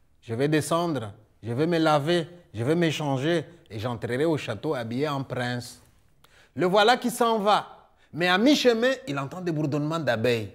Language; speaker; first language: French; non-native, local second language; Luba-Lulua